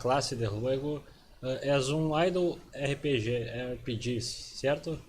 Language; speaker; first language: Spanish; non-native, learner; Portuguese